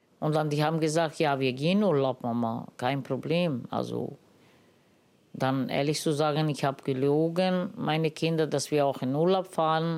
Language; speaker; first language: German; non-native, learner; Romany